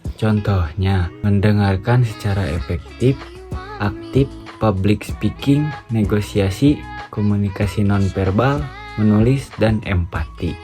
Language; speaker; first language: Indonesian; non-native, local second language; Sundanese